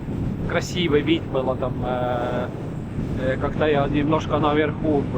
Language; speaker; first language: Russian; non-native, local second language; Estonian